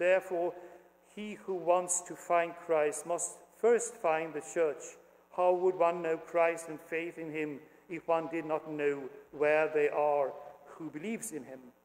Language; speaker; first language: English; non-native, fluent; Swedish